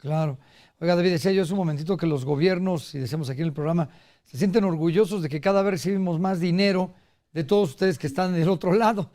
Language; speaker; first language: Spanish; native; Spanish